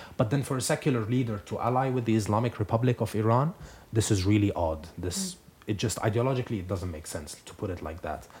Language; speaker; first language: English; non-native, fluent; Arabic